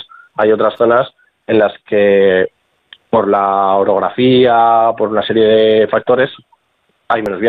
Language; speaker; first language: Spanish; native; Spanish